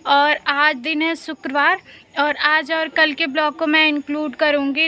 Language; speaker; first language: Hindi; native; Hindi